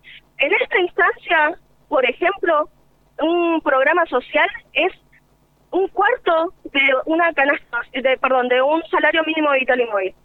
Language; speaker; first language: Spanish; native; Spanish